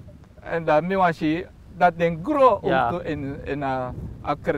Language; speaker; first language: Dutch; non-native, local second language; Sranan Tongo